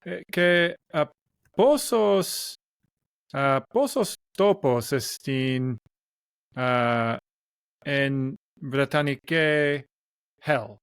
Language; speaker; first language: Greek; non-native, learner; English